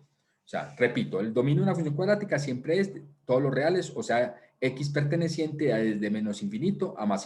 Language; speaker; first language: Spanish; native; Spanish